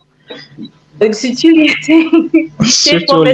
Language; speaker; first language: French; non-native, fluent; Igbo